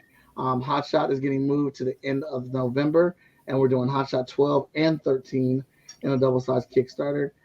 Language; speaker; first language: English; native; English